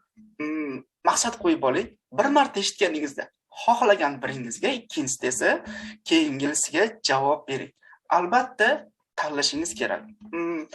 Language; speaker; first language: Uzbek; native; Uzbek